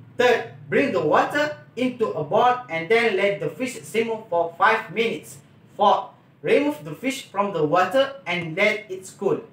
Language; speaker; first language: English; non-native, local second language; Malay